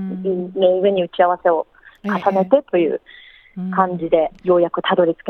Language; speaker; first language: Japanese; native; Japanese